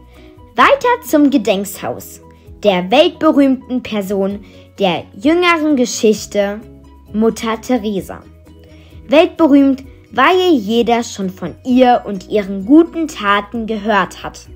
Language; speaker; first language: German; non-native, fluent; Macedonian